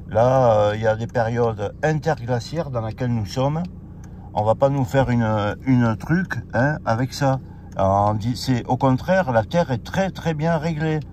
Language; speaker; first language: French; native; French